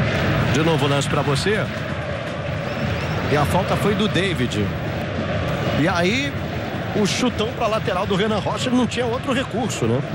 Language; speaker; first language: Portuguese; native; Portuguese